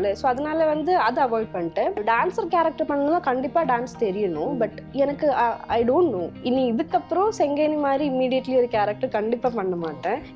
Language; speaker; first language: Tamil; non-native, local second language; Malayalam